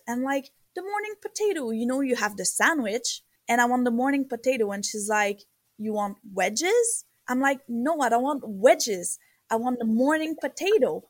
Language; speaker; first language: English; non-native, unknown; French